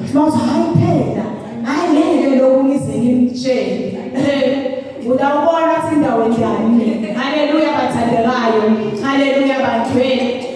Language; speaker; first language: Zulu; non-native, local second language; Swati